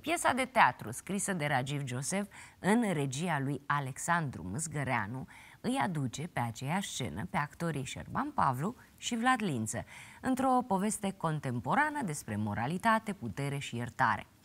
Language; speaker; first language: Romanian; native; Romanian